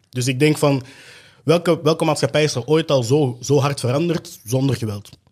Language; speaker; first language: Dutch; native; Dutch